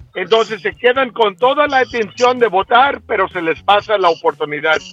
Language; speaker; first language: Spanish; early bilingual, heritage; Spanish